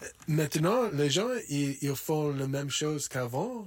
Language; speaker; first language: French; non-native, fluent; English